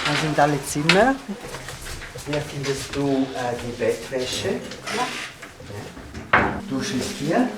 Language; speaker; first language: German; non-native, learner; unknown